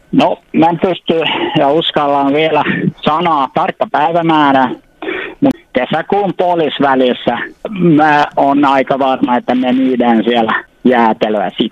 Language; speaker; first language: Finnish; non-native, local second language; Swedish